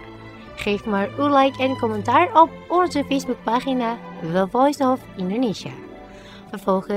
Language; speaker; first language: Dutch; non-native, learner; Indonesian